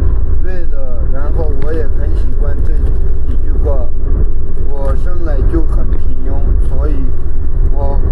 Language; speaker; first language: Chinese; non-native, local second language; Tibetan